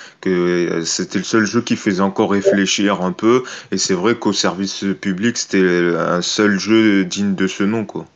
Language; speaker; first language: French; native; French